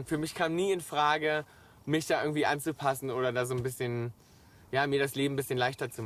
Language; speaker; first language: German; native; German